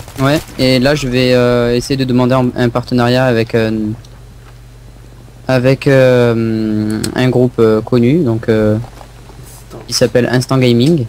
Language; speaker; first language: French; native; French